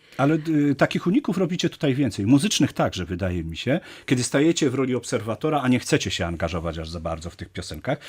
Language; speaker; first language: Polish; native; Polish